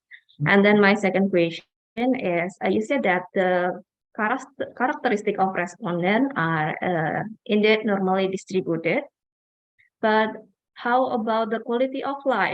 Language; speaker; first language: English; non-native, fluent; Indonesian